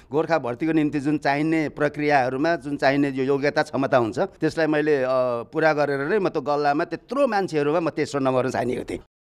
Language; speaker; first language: Nepali; non-native, local second language; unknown